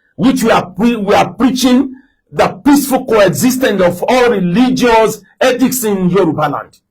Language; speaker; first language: English; non-native, local second language; Yoruba